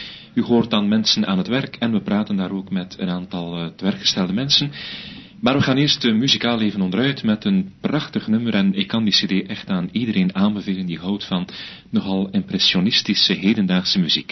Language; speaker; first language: Dutch; native; Dutch